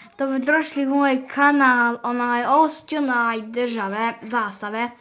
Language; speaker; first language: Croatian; early bilingual, heritage; Bosnian